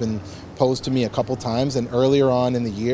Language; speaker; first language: English; native; English